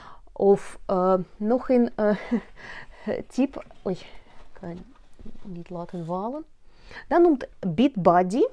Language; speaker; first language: Dutch; non-native, learner; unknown